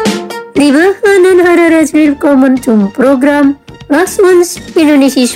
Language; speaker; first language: German; non-native, learner; Indonesian